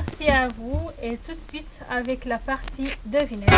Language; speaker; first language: French; non-native, local second language; Comorian